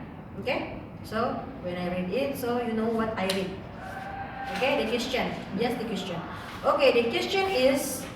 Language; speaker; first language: English; non-native, learner; Indonesian